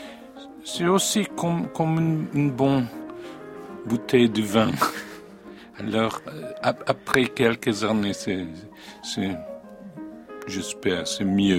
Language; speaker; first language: French; non-native, fluent; Hungarian